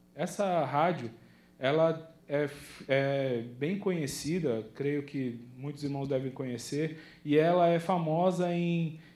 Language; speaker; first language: Portuguese; native; Portuguese